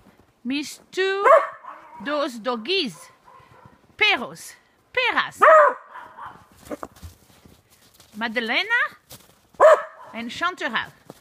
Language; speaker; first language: Spanish; non-native, learner; English